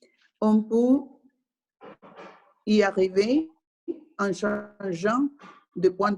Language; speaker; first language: French; non-native, learner; Spanish